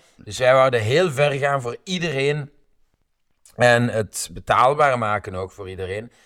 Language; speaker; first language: Dutch; native; Dutch